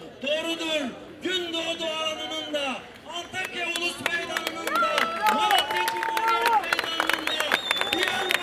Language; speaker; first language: Turkish; native; Turkish